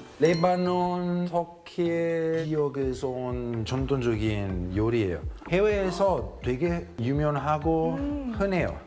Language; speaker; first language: Korean; non-native, fluent; Italian